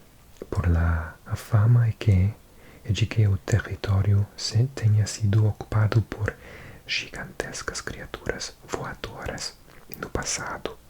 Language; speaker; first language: Portuguese; non-native, learner; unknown